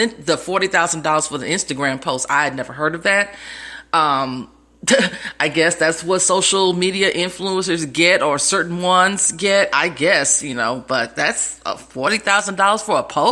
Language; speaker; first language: English; native; English